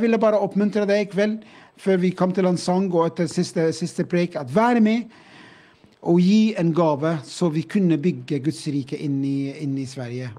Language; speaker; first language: Norwegian; non-native, fluent; Arabic